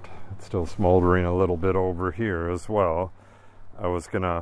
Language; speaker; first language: English; native; English